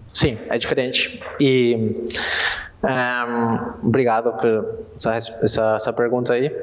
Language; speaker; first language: Portuguese; non-native, fluent; Spanish